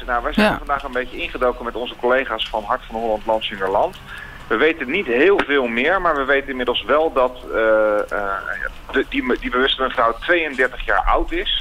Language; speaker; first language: Dutch; native; Dutch